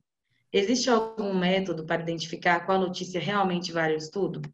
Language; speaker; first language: Portuguese; native; Portuguese